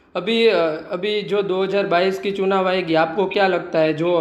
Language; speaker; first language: Hindi; non-native, local second language; Gujarati